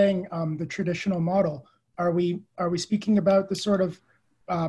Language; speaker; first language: English; native; English